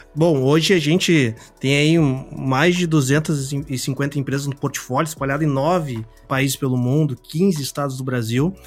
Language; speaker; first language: Portuguese; native; Portuguese